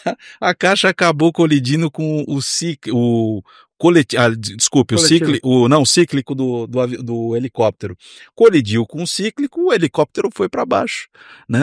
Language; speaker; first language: Portuguese; native; Portuguese